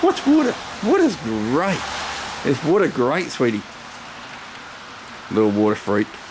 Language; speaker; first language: English; native; English